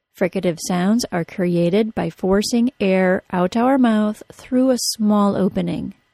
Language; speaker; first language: English; native; English